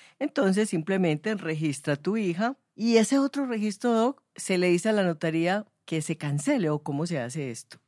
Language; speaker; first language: Spanish; native; Spanish